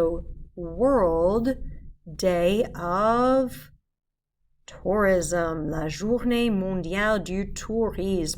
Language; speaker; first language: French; non-native, fluent; English